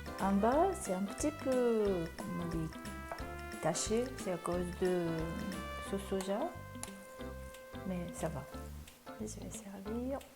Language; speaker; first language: French; non-native, learner; Japanese